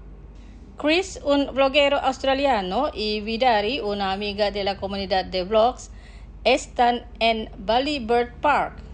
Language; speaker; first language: Spanish; non-native, fluent; Indonesian